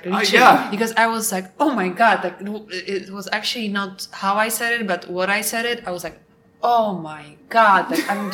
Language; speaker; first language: English; non-native, fluent; Polish